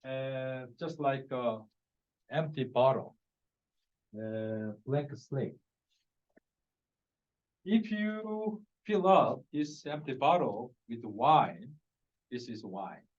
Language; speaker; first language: English; non-native, fluent; Korean